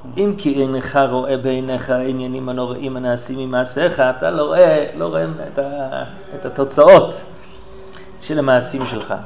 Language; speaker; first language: Hebrew; non-native, fluent; English